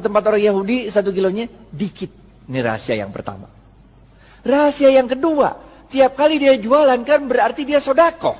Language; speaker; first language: Indonesian; native; Indonesian